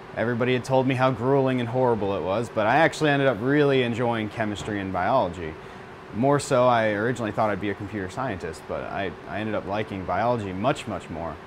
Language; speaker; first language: English; native; English